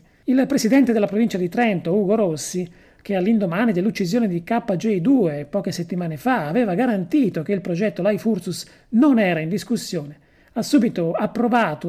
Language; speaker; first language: Italian; native; Italian